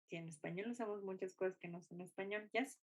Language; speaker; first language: Spanish; non-native, fluent; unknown